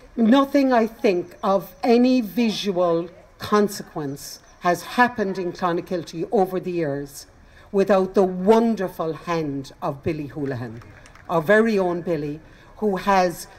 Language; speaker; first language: English; native; English